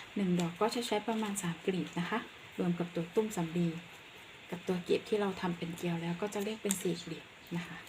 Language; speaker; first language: Thai; non-native, local second language; Northeastern Thai